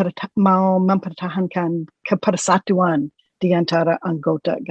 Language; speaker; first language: Indonesian; non-native, fluent; English